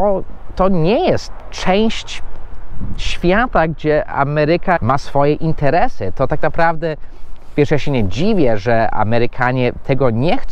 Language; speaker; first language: Polish; non-native, fluent; English